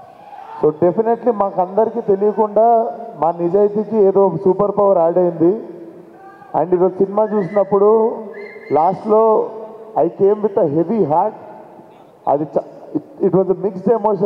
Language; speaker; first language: Telugu; native; Telugu